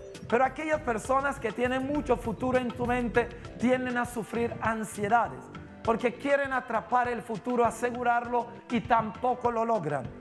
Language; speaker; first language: Spanish; non-native, local second language; English